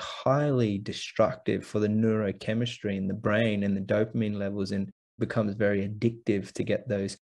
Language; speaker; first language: English; native; English